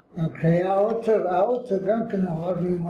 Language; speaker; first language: Hebrew; non-native, fluent; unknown